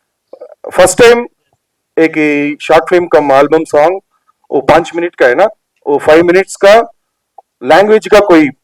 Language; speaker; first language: Hindi; non-native, local second language; Telugu